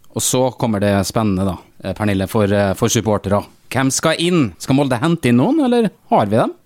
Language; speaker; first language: Norwegian; native; Norwegian